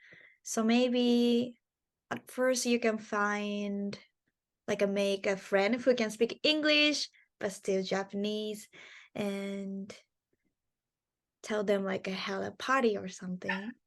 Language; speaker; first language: English; non-native, learner; Japanese